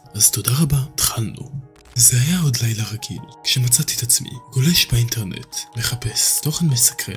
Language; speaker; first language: Hebrew; native; Hebrew